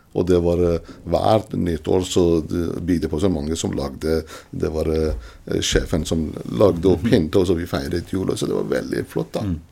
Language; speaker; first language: Norwegian; non-native, fluent; Persian